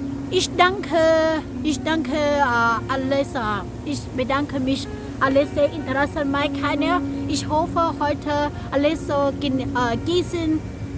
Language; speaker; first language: German; non-native, learner; Thai